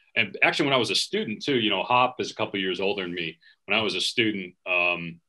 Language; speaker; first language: English; native; English